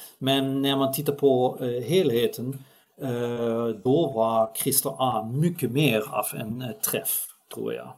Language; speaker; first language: Swedish; non-native, fluent; Dutch